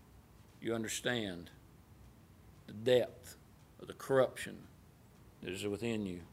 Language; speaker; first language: English; native; English